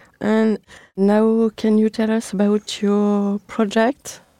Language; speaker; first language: English; non-native, learner; French